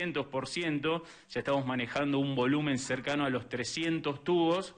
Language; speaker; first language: Spanish; native; Spanish